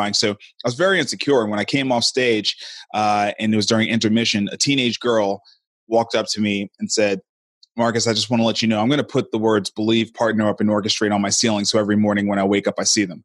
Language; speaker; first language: English; native; English